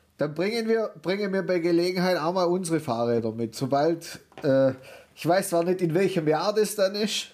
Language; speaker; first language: German; native; German